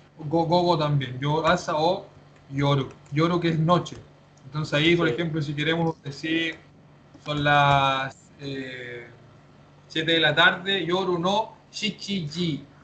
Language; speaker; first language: Spanish; native; Spanish